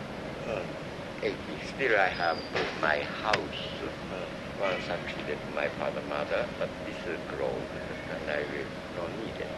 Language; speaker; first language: English; non-native, learner; Japanese